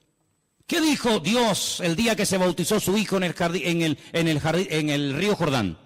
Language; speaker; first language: Spanish; native; Spanish